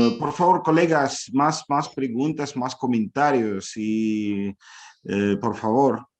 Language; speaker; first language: Spanish; non-native, fluent; Ukrainian